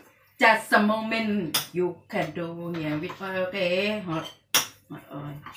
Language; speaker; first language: English; non-native, learner; Thai